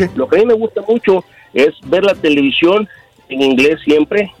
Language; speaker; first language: Spanish; native; Spanish